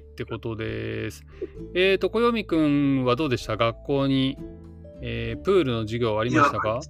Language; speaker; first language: Japanese; native; Japanese